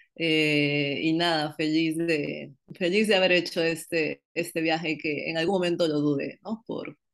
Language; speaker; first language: Spanish; native; Spanish